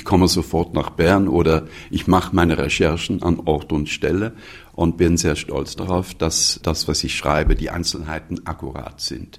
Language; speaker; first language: German; non-native, fluent; English